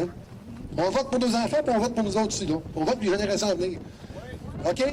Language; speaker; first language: French; native; French